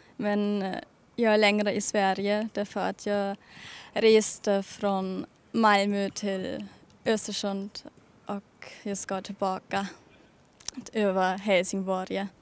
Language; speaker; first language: Swedish; non-native, fluent; German